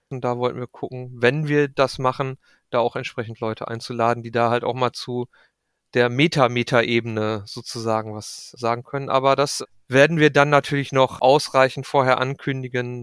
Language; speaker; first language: German; native; German